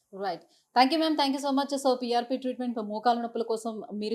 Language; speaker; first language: Telugu; native; Telugu